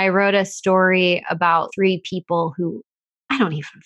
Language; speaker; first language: English; native; English